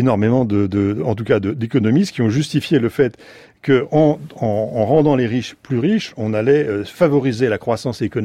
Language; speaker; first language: French; native; French